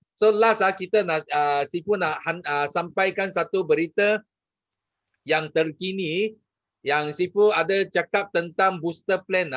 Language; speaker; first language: Malay; non-native, local second language; Chinese